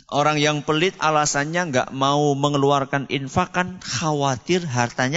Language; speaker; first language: Indonesian; non-native, local second language; Javanese